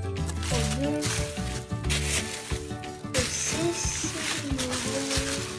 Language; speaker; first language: French; native; French